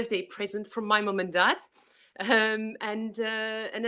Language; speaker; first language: English; non-native, fluent; French